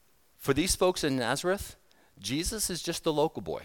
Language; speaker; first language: English; native; English